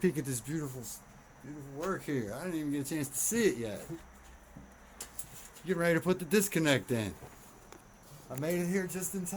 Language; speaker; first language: English; native; English